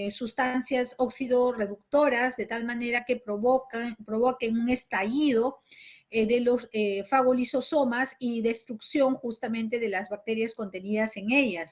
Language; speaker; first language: Spanish; native; Spanish